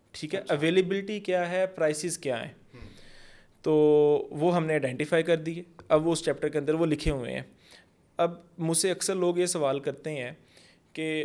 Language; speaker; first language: Urdu; non-native, local second language; Punjabi